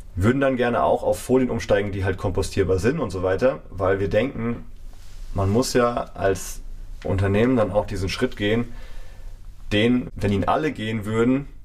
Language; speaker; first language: German; native; German